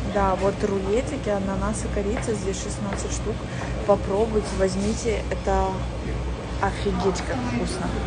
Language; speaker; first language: Russian; native; Russian